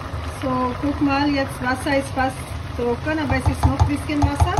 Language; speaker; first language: German; non-native, learner; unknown